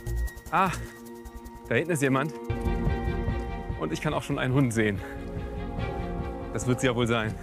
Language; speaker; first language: German; native; German